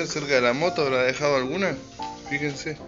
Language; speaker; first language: Spanish; native; Spanish